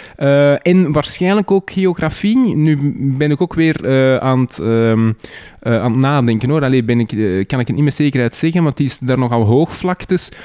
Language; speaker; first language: Dutch; native; Dutch